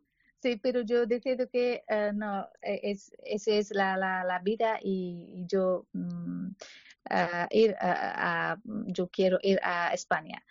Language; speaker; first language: Spanish; non-native, learner; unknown